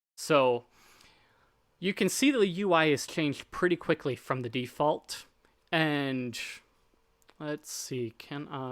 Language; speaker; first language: English; native; English